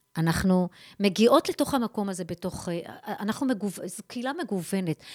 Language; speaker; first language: Hebrew; native; Hebrew